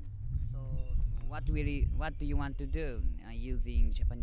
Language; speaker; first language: English; non-native, learner; Japanese